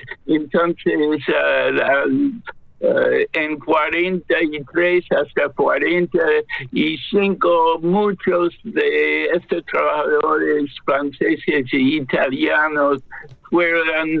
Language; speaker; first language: Spanish; non-native, fluent; English